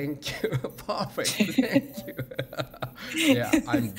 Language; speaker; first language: English; non-native, learner; Japanese